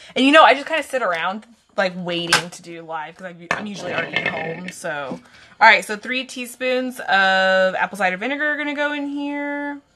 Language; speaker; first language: English; native; English